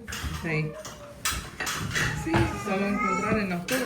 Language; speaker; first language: Spanish; non-native, learner; English